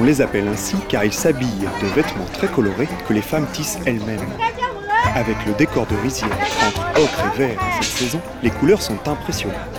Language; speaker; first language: French; native; French